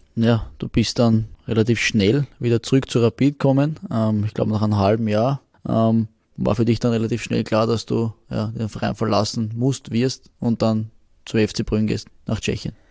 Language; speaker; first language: German; native; German